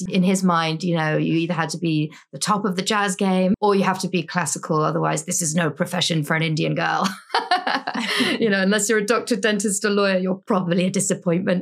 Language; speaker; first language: English; native; English